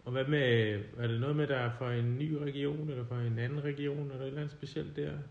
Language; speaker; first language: Danish; native; Danish